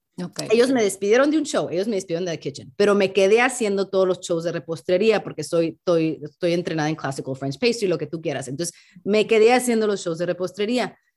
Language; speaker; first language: Spanish; native; Spanish